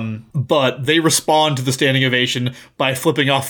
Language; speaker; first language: English; native; English